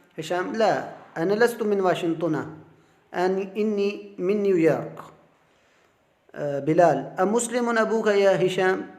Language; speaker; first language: Arabic; non-native, fluent; Urdu